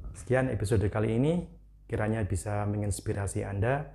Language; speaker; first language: Indonesian; non-native, local second language; Javanese